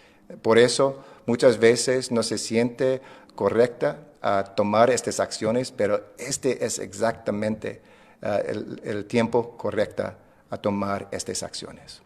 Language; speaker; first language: Spanish; non-native, fluent; English